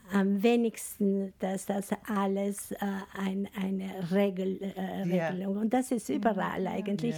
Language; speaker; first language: German; non-native, fluent; Albanian